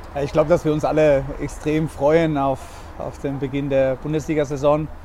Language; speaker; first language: German; non-native, fluent; Spanish